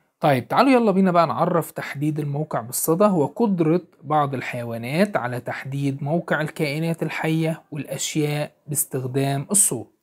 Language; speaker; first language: Arabic; native; Arabic